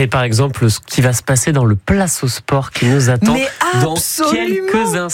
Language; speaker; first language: French; native; French